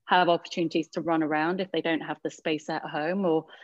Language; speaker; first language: English; native; English